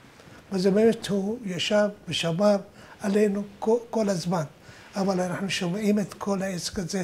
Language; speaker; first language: Hebrew; non-native, fluent; Arabic